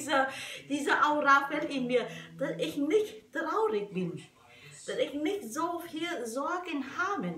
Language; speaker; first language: German; non-native, learner; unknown